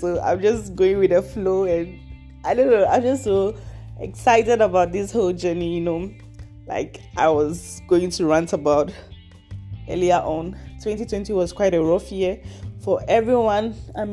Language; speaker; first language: English; non-native, local second language; Akan